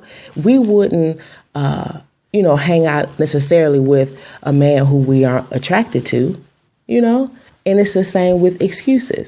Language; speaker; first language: English; native; English